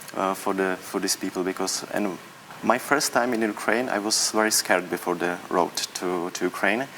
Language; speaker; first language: English; non-native, learner; Czech